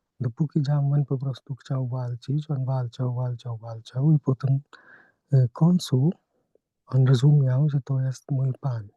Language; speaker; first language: Polish; non-native, learner; Hindi